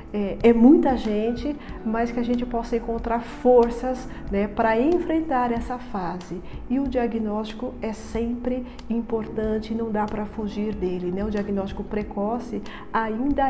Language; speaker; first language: Portuguese; native; Portuguese